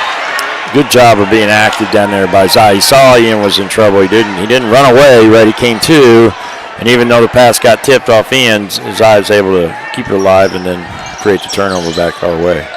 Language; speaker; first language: English; native; English